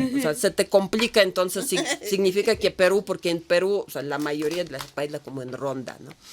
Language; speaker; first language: Spanish; non-native, fluent; Russian